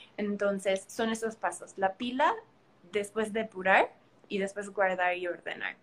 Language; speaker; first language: Spanish; early bilingual, heritage; Spanish